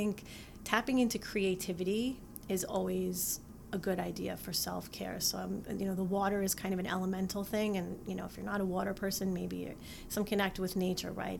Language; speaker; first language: English; native; English